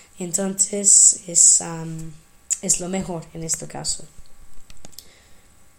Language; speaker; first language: Spanish; non-native, fluent; English